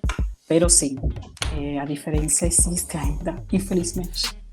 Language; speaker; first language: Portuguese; non-native, fluent; Spanish